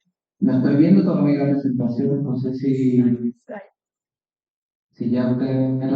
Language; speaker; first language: Spanish; native; Spanish